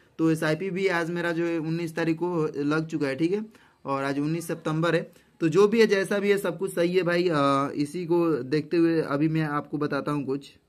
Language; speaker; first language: Hindi; native; Hindi